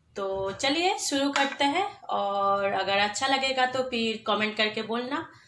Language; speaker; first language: Hindi; non-native, local second language; Bangla